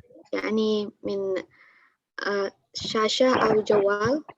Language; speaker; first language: Arabic; non-native, learner; Indonesian